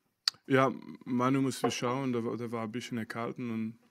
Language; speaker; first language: German; non-native, fluent; French